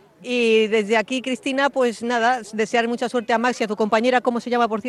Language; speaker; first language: Spanish; native; Spanish